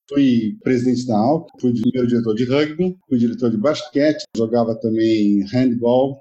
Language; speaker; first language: Portuguese; native; Portuguese